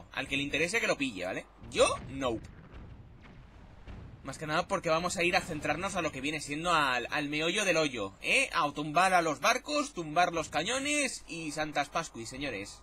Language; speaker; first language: Spanish; native; Spanish